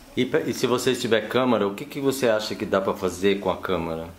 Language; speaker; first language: Portuguese; native; Portuguese